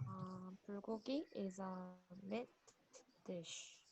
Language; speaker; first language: English; non-native, learner; Korean